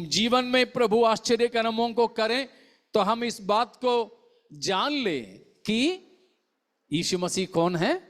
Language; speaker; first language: Hindi; non-native, local second language; Malayalam